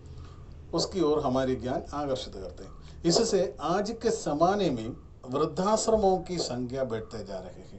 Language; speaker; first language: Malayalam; native; Malayalam